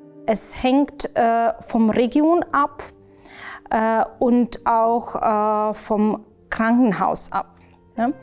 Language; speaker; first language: German; non-native, fluent; Ukrainian